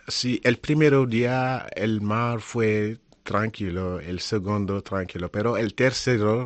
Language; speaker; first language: Spanish; non-native, learner; Wolof